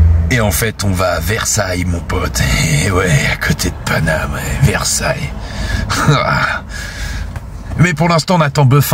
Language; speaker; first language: French; native; French